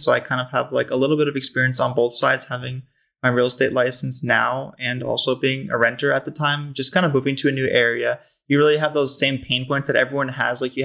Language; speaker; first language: English; native; English